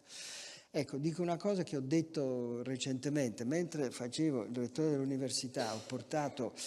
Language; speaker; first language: Italian; native; Italian